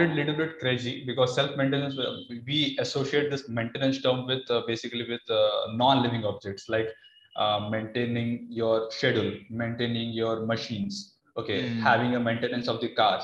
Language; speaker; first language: English; non-native, local second language; Odia